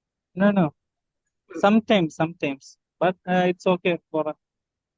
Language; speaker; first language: English; non-native, learner; Malayalam